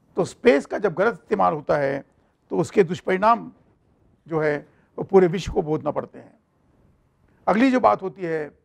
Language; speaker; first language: Hindi; non-native, local second language; Marathi